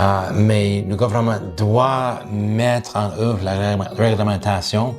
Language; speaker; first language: French; non-native, local second language; English